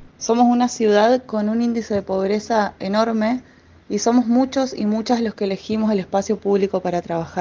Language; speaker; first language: Spanish; native; Spanish